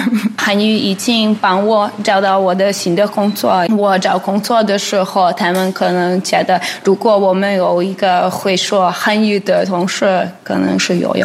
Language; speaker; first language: Chinese; non-native, fluent; Hungarian